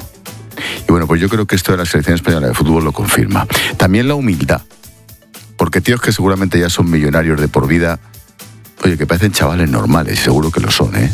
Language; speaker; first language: Spanish; native; Spanish